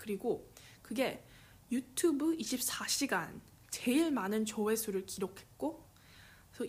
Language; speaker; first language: Korean; early bilingual, heritage; Korean